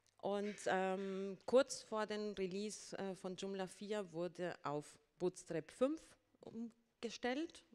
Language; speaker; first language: German; non-native, fluent; Spanish